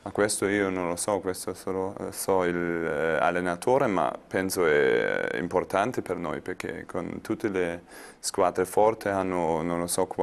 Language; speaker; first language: Italian; non-native, learner; German